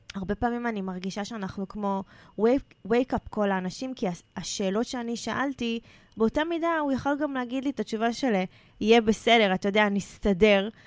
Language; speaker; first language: Hebrew; native; Hebrew